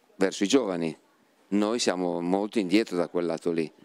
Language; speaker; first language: Italian; native; Italian